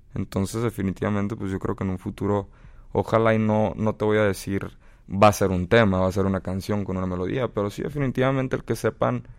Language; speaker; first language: Spanish; native; Spanish